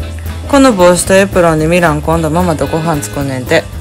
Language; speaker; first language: Japanese; native; Japanese